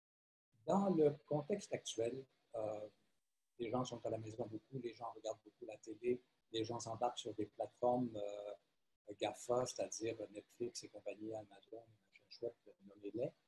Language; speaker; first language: French; native; French